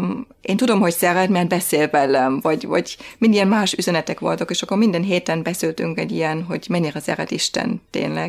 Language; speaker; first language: Hungarian; non-native, fluent; German